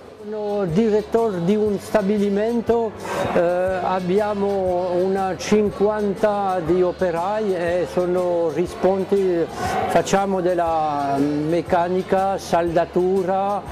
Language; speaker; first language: Italian; early bilingual, heritage; Italian